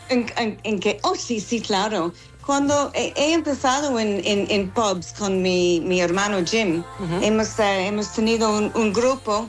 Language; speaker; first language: Spanish; non-native, fluent; English